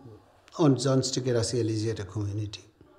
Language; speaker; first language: German; non-native, fluent; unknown